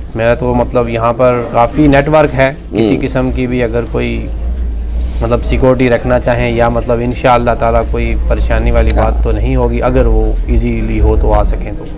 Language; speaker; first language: Urdu; non-native, local second language; Punjabi